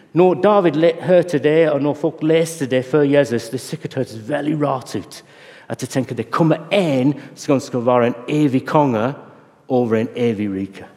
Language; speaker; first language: Norwegian; non-native, fluent; English